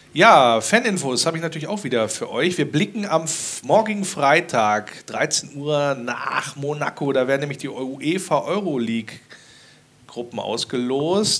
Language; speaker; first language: German; native; German